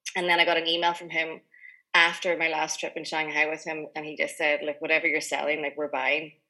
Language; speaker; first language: English; native; English